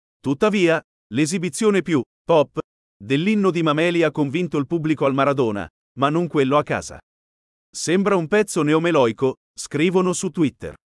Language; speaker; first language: Italian; native; Italian